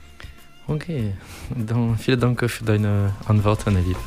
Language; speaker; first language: German; non-native, learner; English